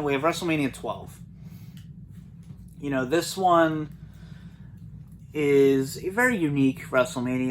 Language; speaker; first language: English; native; English